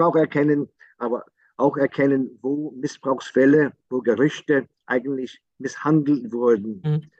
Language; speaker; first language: German; non-native, fluent; English